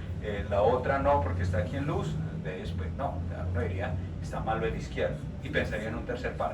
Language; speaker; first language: Spanish; native; Spanish